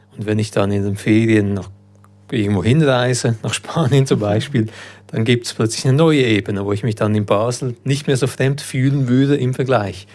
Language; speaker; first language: German; early bilingual, other home language; Croatian